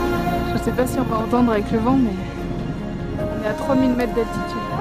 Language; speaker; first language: French; native; French